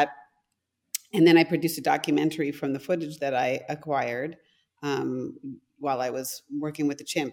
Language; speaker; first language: English; non-native, fluent; German